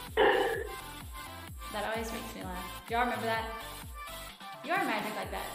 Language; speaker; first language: English; native; English